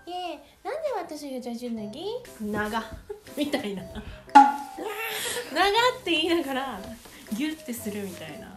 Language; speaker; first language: Japanese; native; Japanese